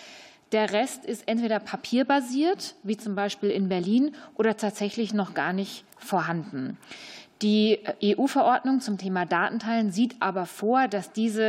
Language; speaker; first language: German; native; German